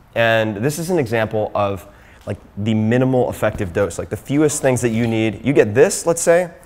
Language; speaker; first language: English; native; English